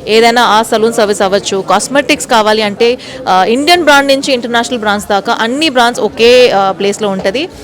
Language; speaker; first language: Telugu; native; Telugu